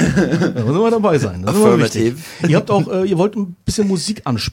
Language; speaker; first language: German; native; German